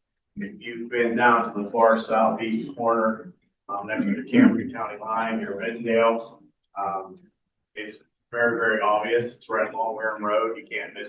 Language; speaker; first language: English; native; English